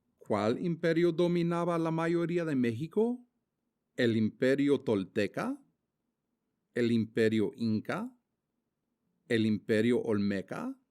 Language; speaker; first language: Spanish; non-native, fluent; English